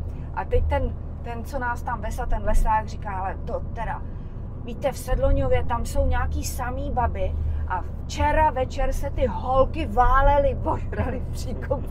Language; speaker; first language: Czech; native; Czech